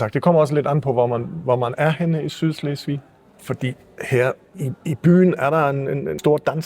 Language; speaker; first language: Danish; early bilingual, heritage; Danish